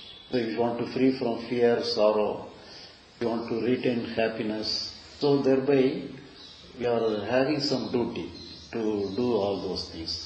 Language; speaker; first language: English; non-native, local second language; Tamil